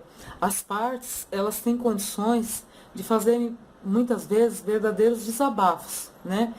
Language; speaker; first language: Portuguese; native; Portuguese